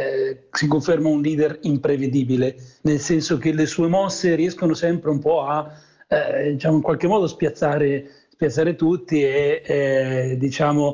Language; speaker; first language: Italian; native; Italian